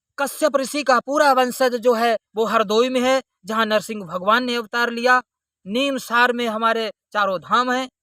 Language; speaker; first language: Hindi; native; Hindi